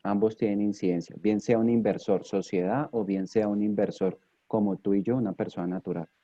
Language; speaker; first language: Spanish; native; Spanish